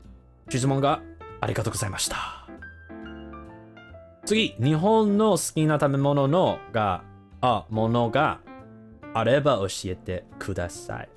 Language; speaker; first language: Japanese; non-native, learner; English